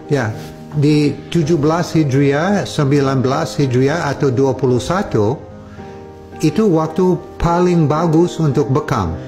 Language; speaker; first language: Indonesian; non-native, fluent; English